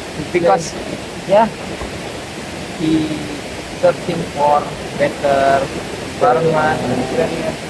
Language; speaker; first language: English; non-native, learner; Indonesian